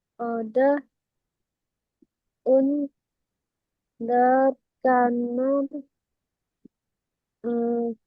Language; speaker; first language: German; non-native, learner; Indonesian